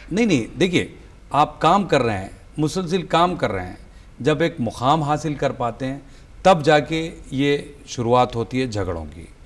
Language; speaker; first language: Hindi; native; Hindi